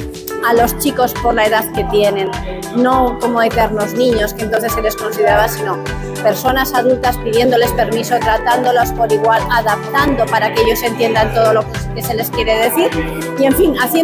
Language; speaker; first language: Spanish; native; Spanish